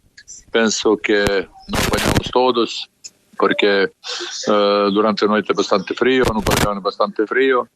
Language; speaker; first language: Portuguese; non-native, learner; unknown